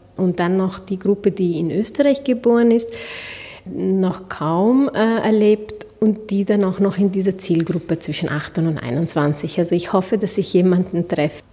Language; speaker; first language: German; early bilingual, other home language; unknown